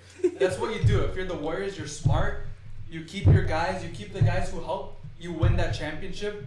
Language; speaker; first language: English; native; English